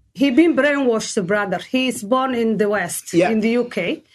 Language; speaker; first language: English; non-native, learner; Somali